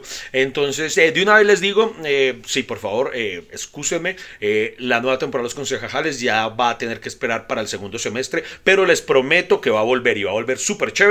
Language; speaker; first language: Spanish; native; Spanish